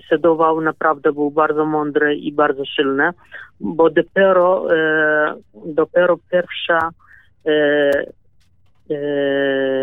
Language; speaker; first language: Polish; non-native, learner; Kurdish